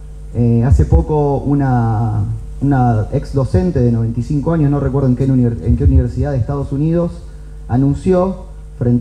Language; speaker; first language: Spanish; native; Spanish